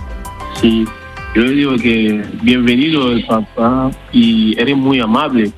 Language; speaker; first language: Spanish; non-native, learner; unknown